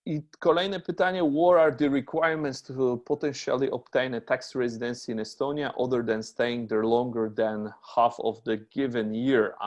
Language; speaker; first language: English; non-native, fluent; Polish